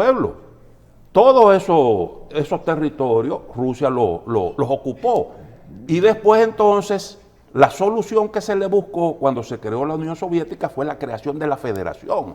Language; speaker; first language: Spanish; native; Spanish